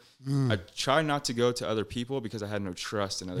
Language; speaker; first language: English; native; English